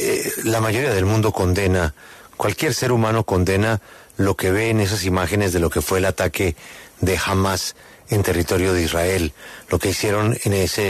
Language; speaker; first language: Spanish; native; Spanish